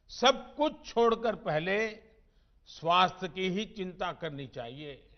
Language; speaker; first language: Hindi; non-native, local second language; Gujarati